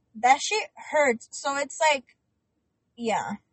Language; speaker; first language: English; early bilingual, other home language; Spanish